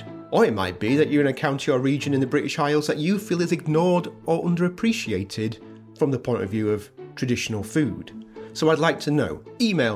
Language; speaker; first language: English; native; English